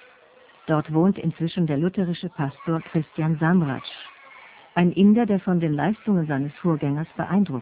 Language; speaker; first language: German; native; German